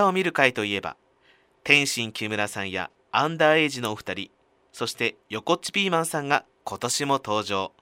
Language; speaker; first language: Japanese; native; Japanese